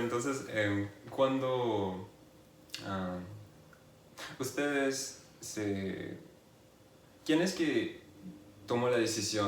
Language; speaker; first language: Spanish; non-native, fluent; English